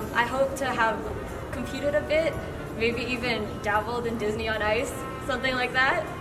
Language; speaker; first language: English; native; English